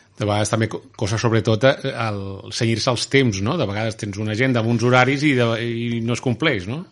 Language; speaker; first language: Catalan; native; Catalan